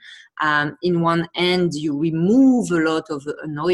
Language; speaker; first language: English; non-native, fluent; French